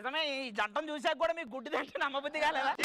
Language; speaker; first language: Telugu; native; Telugu